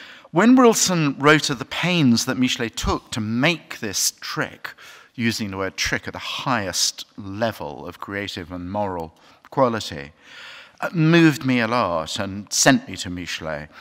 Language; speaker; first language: English; native; English